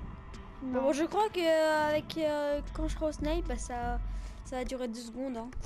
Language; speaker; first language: French; native; French